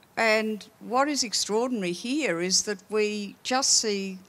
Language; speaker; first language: English; native; English